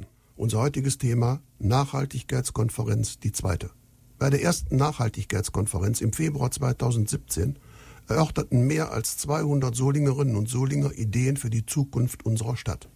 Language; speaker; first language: German; native; German